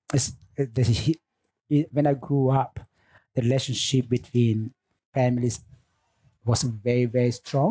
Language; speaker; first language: English; non-native, fluent; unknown